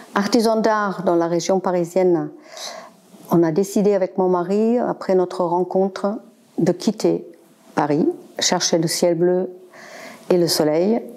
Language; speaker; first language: French; non-native, fluent; German